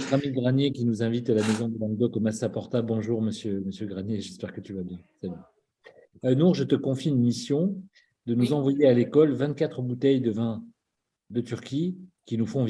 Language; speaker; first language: French; native; French